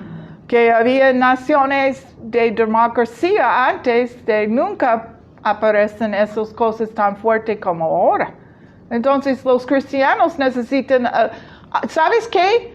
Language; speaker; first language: Spanish; non-native, fluent; English